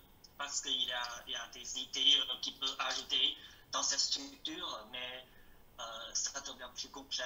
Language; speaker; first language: French; non-native, learner; Chinese